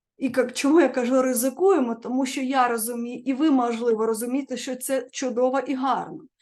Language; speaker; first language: Ukrainian; non-native, local second language; Russian